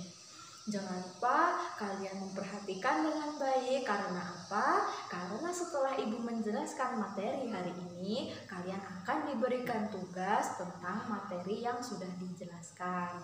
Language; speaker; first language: Indonesian; native; Indonesian